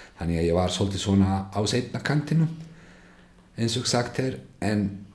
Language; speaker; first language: Icelandic; non-native, fluent; Bosnian